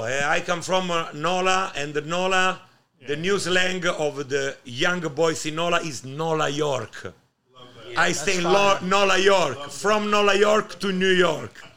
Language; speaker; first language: English; non-native, learner; Italian